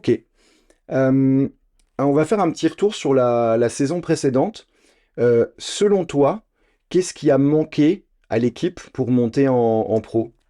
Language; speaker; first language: French; native; French